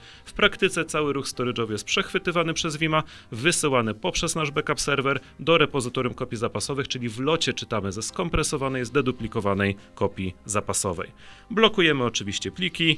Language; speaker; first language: Polish; native; Polish